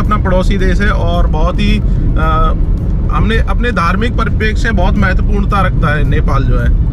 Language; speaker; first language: Hindi; native; Hindi